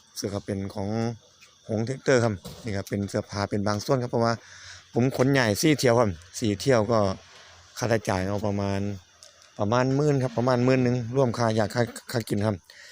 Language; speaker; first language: Thai; native; Thai